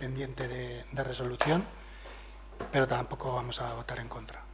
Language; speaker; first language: Spanish; non-native, local second language; Basque